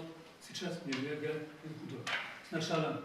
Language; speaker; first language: Russian; non-native, fluent; German